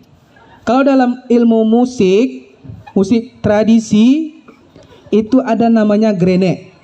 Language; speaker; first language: Indonesian; native; Indonesian